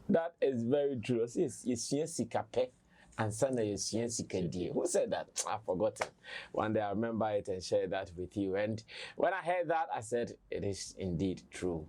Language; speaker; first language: English; non-native, local second language; Akan